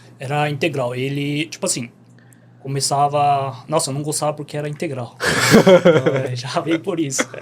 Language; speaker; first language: Portuguese; early bilingual, other home language; Korean